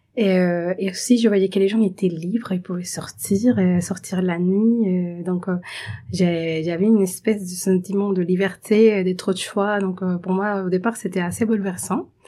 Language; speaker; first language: French; non-native, fluent; Spanish